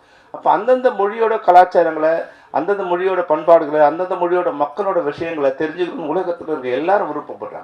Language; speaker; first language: Tamil; native; Tamil